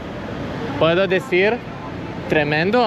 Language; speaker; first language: Spanish; non-native, learner; Lithuanian